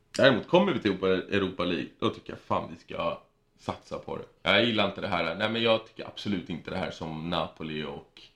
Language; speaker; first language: Swedish; early bilingual, other home language; Spanish